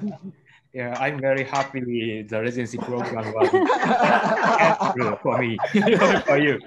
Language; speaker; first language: English; non-native, learner; Japanese